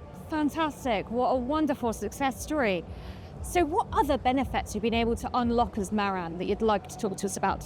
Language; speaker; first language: English; native; English